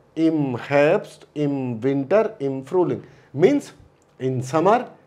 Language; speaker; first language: English; non-native, local second language; Hindi